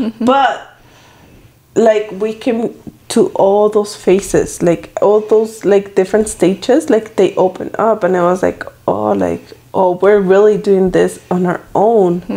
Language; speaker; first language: English; early bilingual, other home language; Spanish